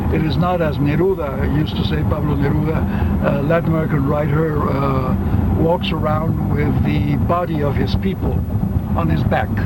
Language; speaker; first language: English; early bilingual, other home language; Spanish